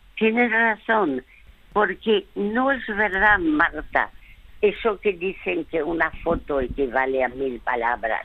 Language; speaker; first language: Spanish; early bilingual, other home language; French